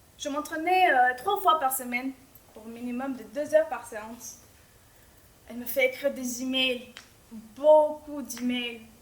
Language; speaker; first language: French; non-native, fluent; Albanian